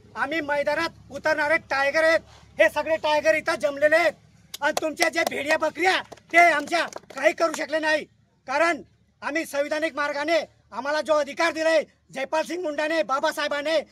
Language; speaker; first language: Marathi; non-native, local second language; Bhili